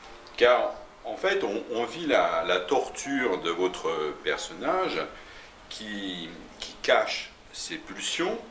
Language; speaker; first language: French; native; French